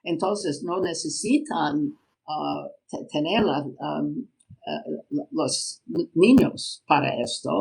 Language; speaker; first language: Spanish; non-native, learner; English